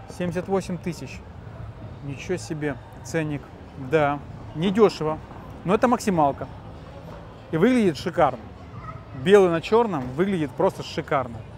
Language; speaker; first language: Russian; native; Russian